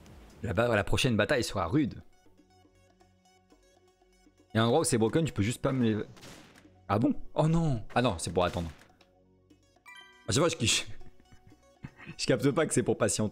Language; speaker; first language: French; native; French